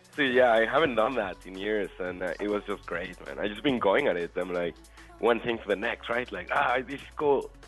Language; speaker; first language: English; non-native, fluent; Spanish